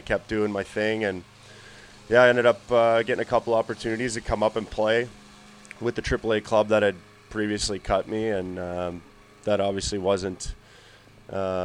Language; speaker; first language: English; native; English